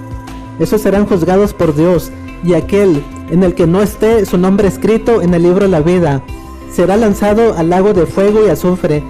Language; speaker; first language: Spanish; native; Spanish